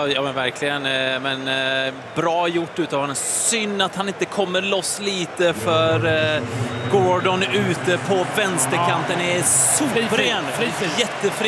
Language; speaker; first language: Swedish; native; Swedish